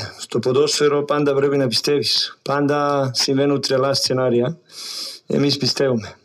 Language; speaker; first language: Greek; non-native, learner; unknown